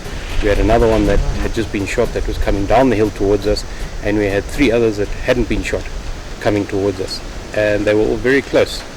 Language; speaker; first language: English; native; English